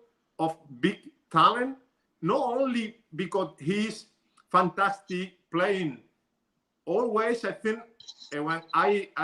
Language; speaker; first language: English; non-native, learner; Spanish